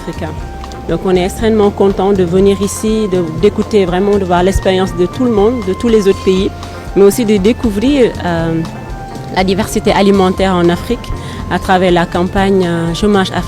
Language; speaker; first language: French; non-native, local second language; Wolof